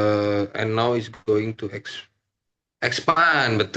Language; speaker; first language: English; non-native, learner; Indonesian